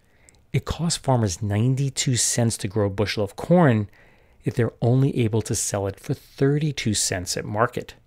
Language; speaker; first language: English; native; English